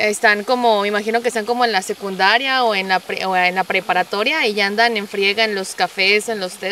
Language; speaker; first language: Spanish; native; Spanish